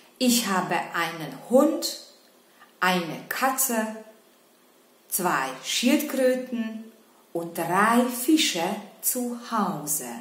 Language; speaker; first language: German; non-native, fluent; Hungarian